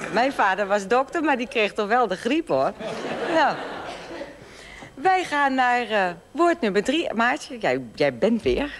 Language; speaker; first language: Dutch; native; Dutch